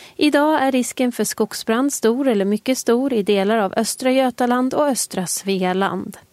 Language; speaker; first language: Swedish; native; Swedish